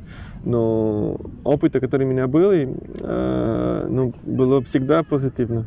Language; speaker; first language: Russian; non-native, learner; Spanish